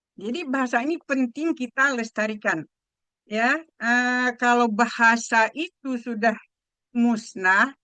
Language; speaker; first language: Indonesian; non-native, local second language; Minangkabau